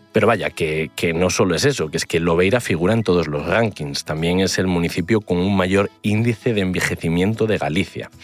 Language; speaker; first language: Spanish; native; Spanish